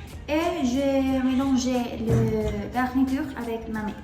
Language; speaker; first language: French; non-native, learner; Spanish